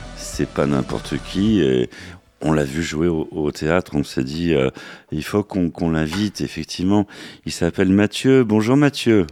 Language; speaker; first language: French; native; French